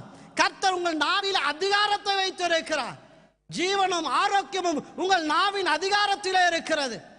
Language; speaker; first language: Tamil; native; Tamil